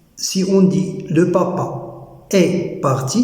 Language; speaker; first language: French; non-native, local second language; Arabic